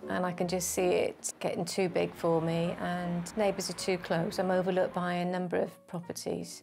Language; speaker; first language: English; native; English